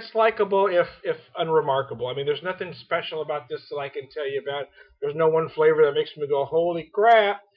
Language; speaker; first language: English; native; English